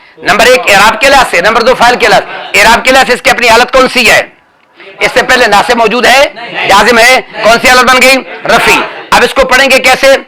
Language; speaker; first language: Urdu; non-native, local second language; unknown